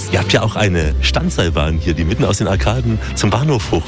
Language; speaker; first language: German; native; German